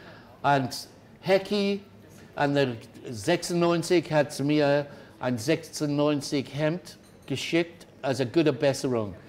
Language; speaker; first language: German; non-native, learner; English